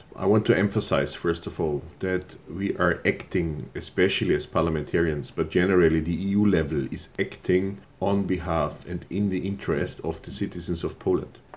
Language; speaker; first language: English; non-native, fluent; German